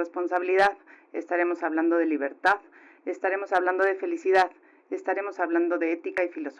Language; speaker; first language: Spanish; native; Spanish